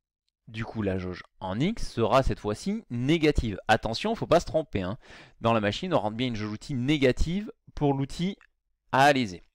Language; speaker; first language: French; native; French